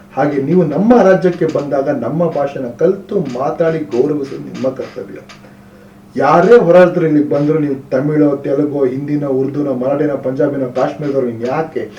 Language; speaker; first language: Kannada; native; Kannada